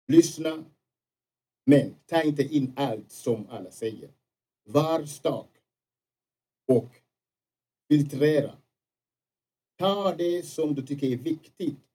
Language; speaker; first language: Swedish; non-native, fluent; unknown